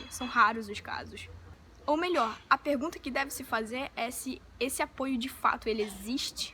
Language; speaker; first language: Portuguese; native; Portuguese